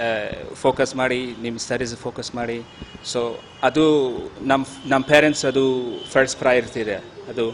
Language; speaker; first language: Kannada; non-native, learner; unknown